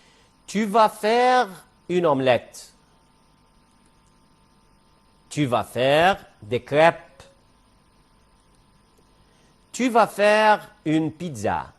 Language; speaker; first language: French; non-native, fluent; Arabic